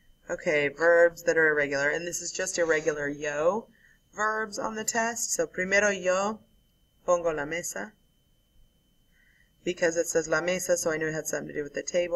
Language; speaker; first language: English; native; English